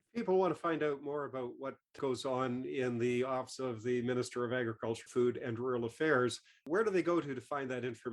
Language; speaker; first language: English; native; English